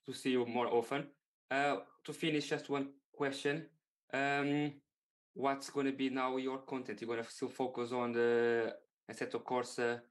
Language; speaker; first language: English; non-native, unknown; Portuguese